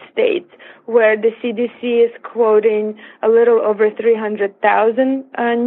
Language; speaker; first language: English; non-native, fluent; Russian